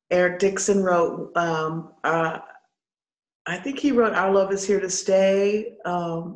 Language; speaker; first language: English; native; English